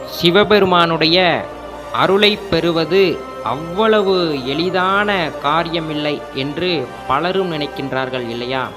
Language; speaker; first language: Tamil; native; Tamil